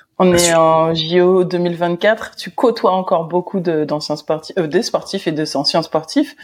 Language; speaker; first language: French; native; French